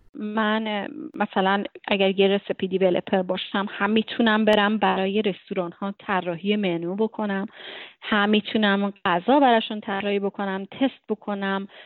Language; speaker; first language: Persian; native; Persian